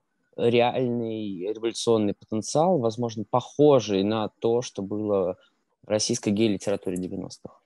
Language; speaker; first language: Russian; native; Russian